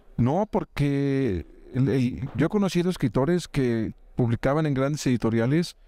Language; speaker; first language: Spanish; native; Spanish